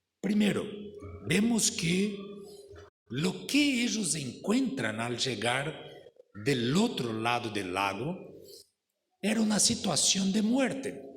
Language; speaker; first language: Spanish; non-native, fluent; Portuguese